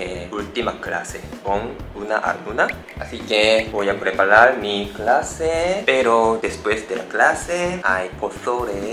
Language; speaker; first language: Spanish; non-native, learner; Japanese